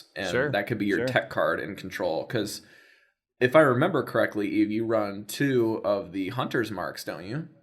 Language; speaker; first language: English; native; English